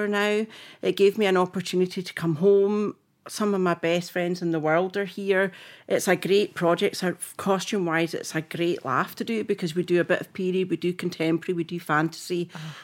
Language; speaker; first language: English; native; English